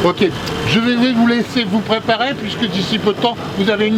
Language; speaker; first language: French; native; French